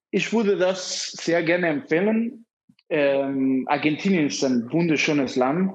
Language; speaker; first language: German; non-native, fluent; Spanish